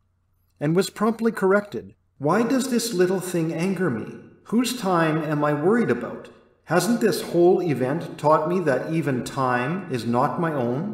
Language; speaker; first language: English; native; English